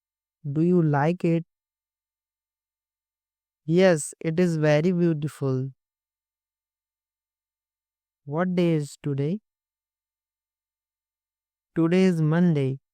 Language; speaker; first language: English; non-native, local second language; Hindi